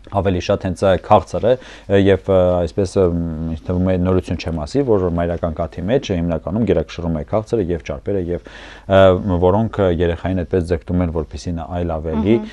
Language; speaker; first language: Armenian; native; Armenian